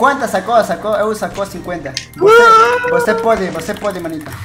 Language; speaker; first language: Portuguese; non-native, learner; Spanish